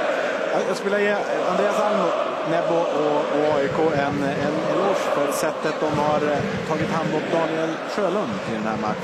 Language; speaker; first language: Swedish; native; Swedish